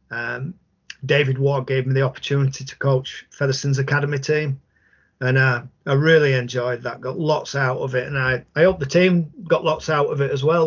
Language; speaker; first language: English; native; English